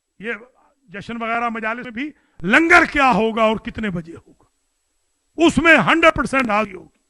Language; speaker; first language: Urdu; non-native, local second language; Punjabi